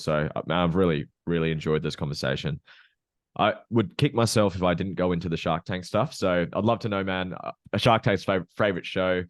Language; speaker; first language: English; native; English